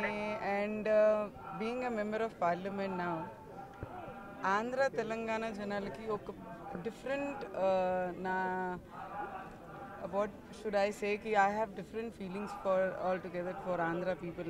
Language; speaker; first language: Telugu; non-native, learner; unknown